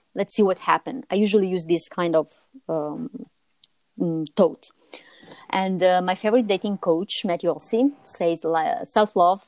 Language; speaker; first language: English; non-native, fluent; Italian